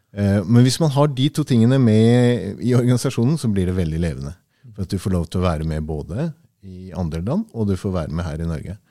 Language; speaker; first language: Norwegian; early bilingual, heritage; Norwegian